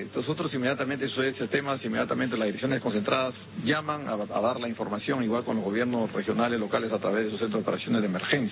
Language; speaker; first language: Spanish; native; Spanish